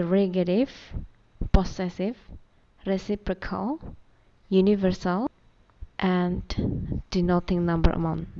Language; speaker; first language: English; non-native, fluent; Indonesian